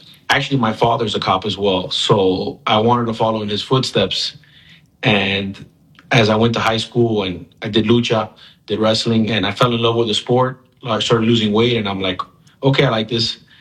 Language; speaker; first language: English; early bilingual, other home language; Spanish